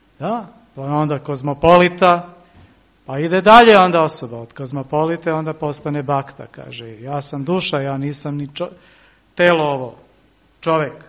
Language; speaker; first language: Serbian; early bilingual, heritage; Serbian